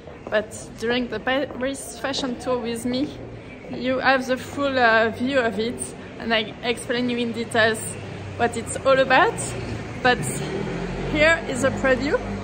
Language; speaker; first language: English; non-native, fluent; French